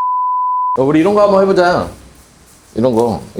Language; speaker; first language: Korean; native; Korean